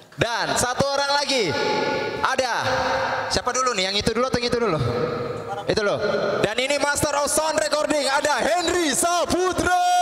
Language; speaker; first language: Indonesian; native; Indonesian